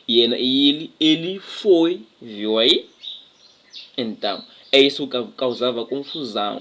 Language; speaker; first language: Portuguese; non-native, local second language; Tsonga